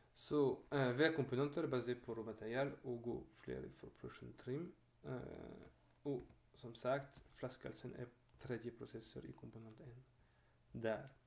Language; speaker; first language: Norwegian; non-native, fluent; French